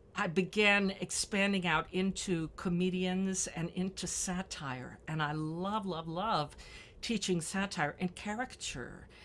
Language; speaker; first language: English; native; English